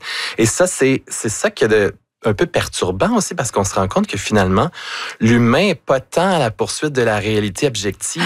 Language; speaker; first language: French; native; French